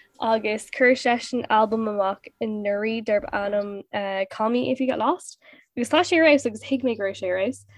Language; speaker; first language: Irish; non-native, local second language; English